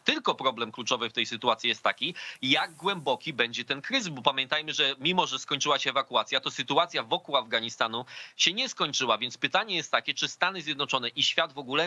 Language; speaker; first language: Polish; native; Polish